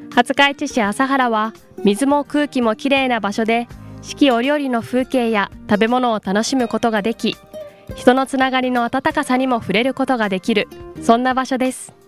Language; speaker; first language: Japanese; native; Japanese